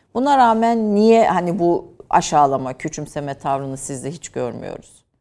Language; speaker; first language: Turkish; native; Turkish